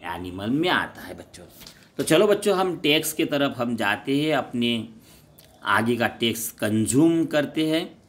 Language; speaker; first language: Hindi; non-native, local second language; Marathi